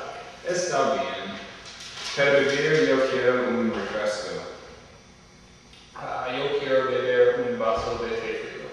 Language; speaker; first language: Spanish; non-native, learner; English